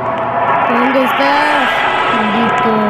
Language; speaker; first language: Spanish; native; Spanish